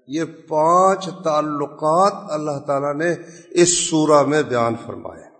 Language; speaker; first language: Urdu; non-native, local second language; Punjabi